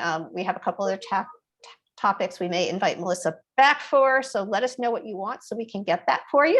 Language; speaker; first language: English; native; English